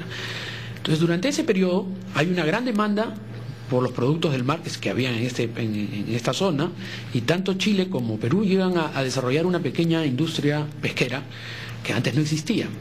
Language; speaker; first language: Spanish; native; Spanish